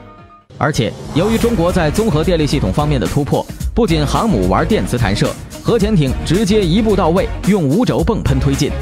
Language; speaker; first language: Chinese; native; Chinese